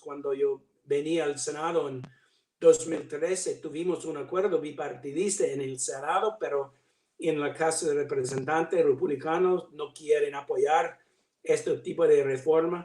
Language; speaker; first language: Spanish; non-native, learner; English